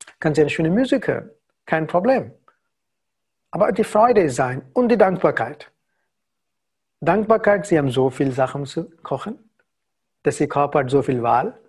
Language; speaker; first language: German; non-native, learner; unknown